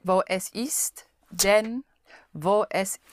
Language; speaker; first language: German; non-native, learner; English